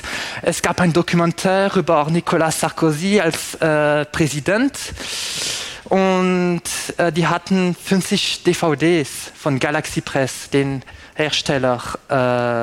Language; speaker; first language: German; non-native, fluent; French